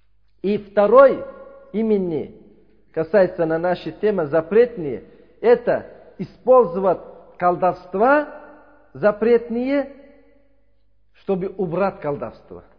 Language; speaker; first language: Russian; non-native, learner; Uzbek